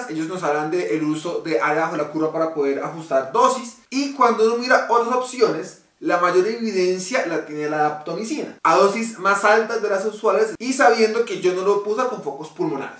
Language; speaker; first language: Spanish; native; Spanish